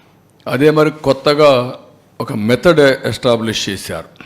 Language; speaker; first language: Telugu; native; Telugu